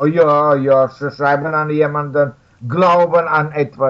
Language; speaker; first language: German; non-native, learner; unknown